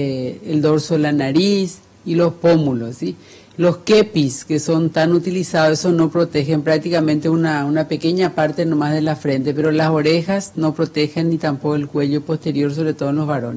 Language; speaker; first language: Spanish; native; Spanish